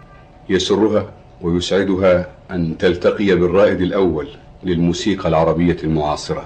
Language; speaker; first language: Arabic; native; Arabic